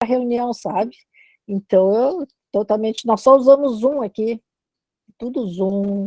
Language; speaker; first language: Portuguese; native; Portuguese